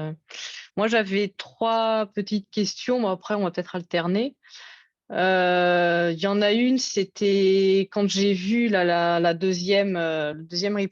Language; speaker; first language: French; native; French